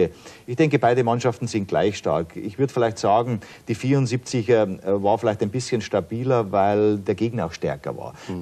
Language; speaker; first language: German; native; German